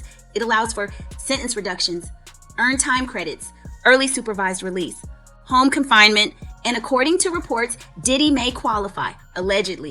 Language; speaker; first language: English; native; English